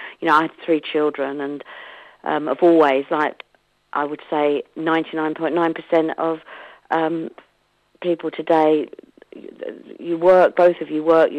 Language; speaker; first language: English; native; English